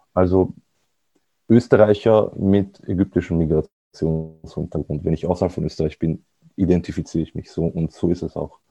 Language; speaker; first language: German; early bilingual, other home language; Arabic